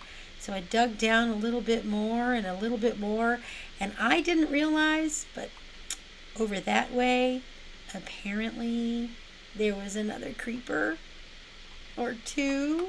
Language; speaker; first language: English; native; English